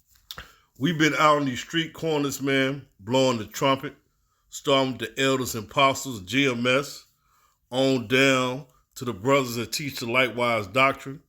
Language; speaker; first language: English; native; English